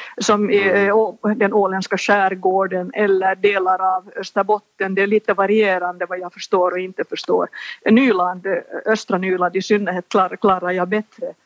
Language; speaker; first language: Swedish; native; Swedish